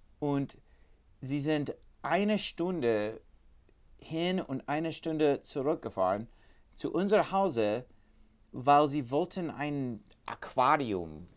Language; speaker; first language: German; non-native, learner; English